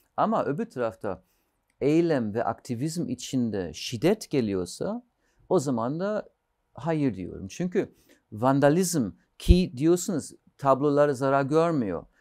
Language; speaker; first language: Turkish; non-native, fluent; German